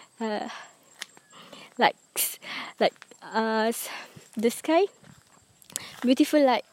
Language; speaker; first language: English; non-native, learner; Malay